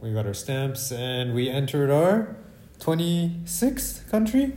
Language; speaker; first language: English; native; English